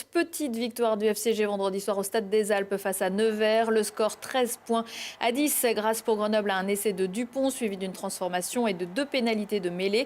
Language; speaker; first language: French; native; French